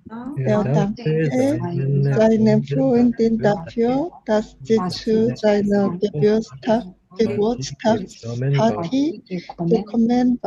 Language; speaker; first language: German; non-native, learner; Korean